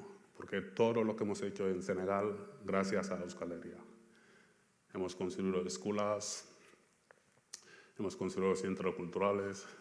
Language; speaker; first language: Spanish; non-native, fluent; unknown